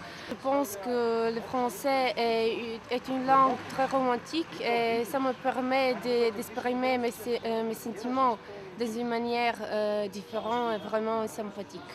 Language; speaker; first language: French; non-native, fluent; Serbian